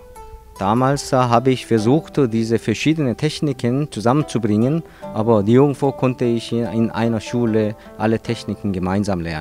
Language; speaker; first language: German; non-native, fluent; Korean